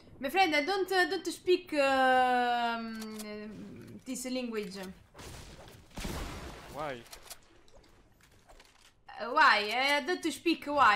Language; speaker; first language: English; non-native, learner; Italian